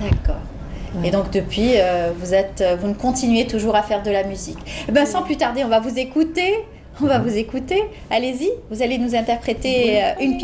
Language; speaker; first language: French; native; French